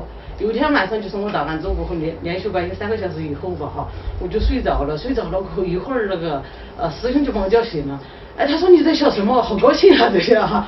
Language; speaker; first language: Chinese; native; Chinese